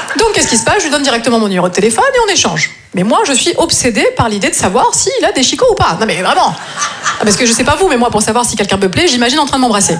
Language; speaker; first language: French; native; French